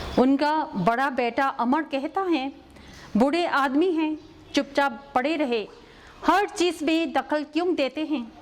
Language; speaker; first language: Hindi; non-native, local second language; Manipuri